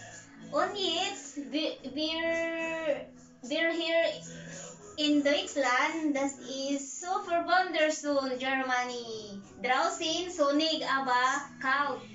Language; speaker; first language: German; non-native, learner; Cebuano